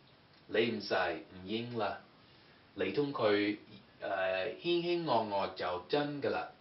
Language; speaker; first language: Cantonese; non-native, learner; English